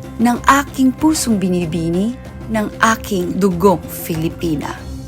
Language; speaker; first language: Filipino; native; Filipino